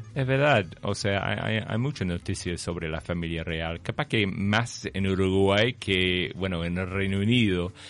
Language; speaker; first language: Spanish; non-native, fluent; English